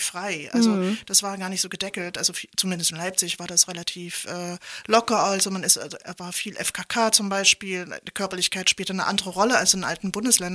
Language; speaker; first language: German; native; German